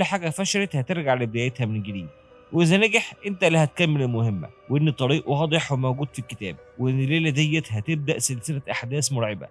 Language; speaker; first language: Arabic; native; Arabic